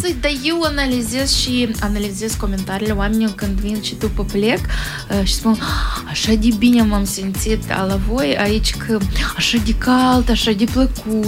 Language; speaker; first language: Romanian; non-native, local second language; Russian